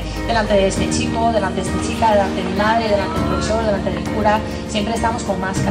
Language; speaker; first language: Spanish; non-native, fluent; English